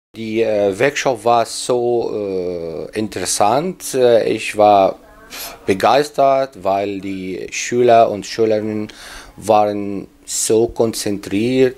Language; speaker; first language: German; non-native, learner; Arabic